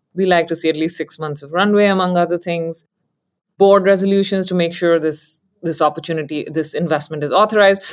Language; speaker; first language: English; non-native, local second language; Hindi